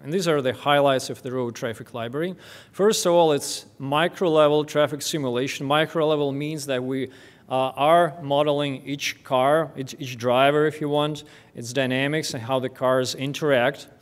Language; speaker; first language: English; non-native, fluent; Russian